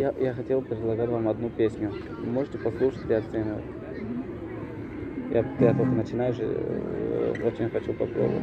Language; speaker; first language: Russian; non-native, local second language; Tajik